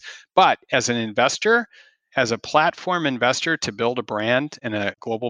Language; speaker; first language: English; native; English